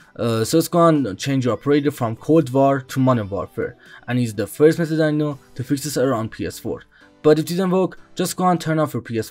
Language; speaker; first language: English; non-native, learner; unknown